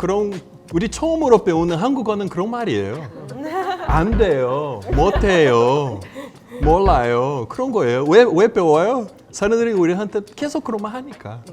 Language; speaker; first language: Korean; non-native, fluent; Portuguese